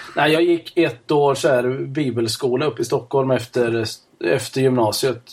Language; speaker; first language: Swedish; native; Swedish